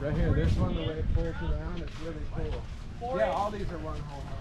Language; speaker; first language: English; native; English